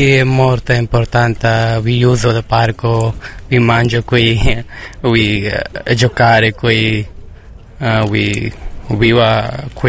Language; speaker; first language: Italian; non-native, learner; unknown